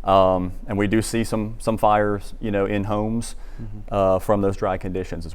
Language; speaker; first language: English; native; English